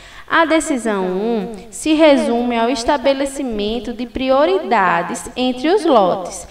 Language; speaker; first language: Portuguese; native; Portuguese